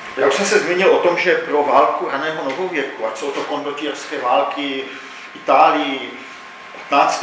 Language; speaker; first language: Czech; native; Czech